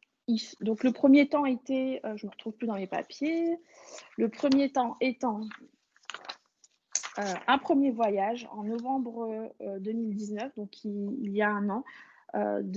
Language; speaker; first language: French; native; French